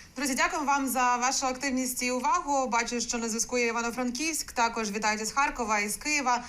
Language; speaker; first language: Ukrainian; native; Ukrainian